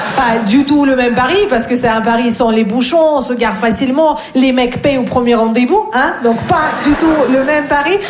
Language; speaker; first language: French; non-native, fluent; Russian